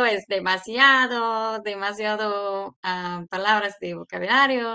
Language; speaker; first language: Spanish; non-native, fluent; English